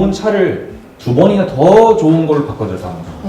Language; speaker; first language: Korean; native; Korean